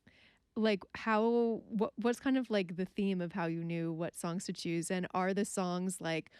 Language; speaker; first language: English; native; English